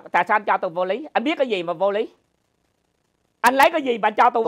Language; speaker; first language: Vietnamese; native; Vietnamese